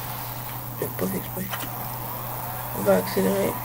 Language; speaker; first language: French; native; French